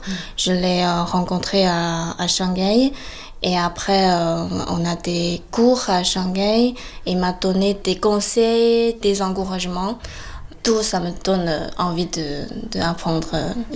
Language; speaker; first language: French; non-native, fluent; Chinese